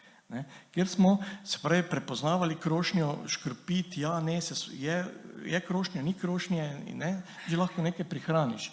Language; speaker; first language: Slovenian; native; Slovenian